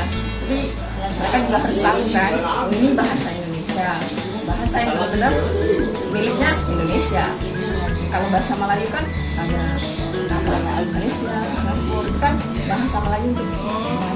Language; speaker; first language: Indonesian; non-native, local second language; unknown